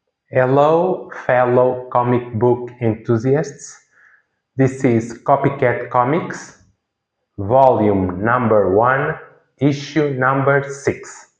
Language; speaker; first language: English; non-native, fluent; Portuguese